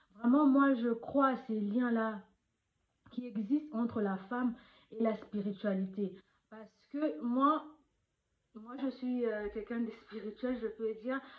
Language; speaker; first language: French; non-native, local second language; Lingala